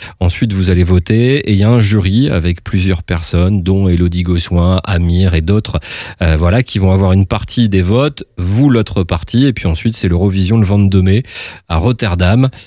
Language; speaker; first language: French; native; French